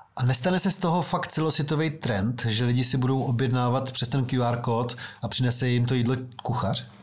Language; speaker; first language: Czech; early bilingual, other home language; Vietnamese